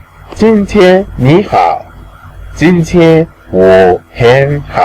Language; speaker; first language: Chinese; non-native, fluent; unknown